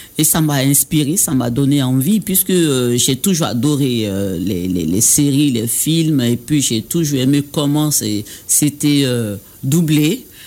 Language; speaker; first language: French; non-native, local second language; Baoulé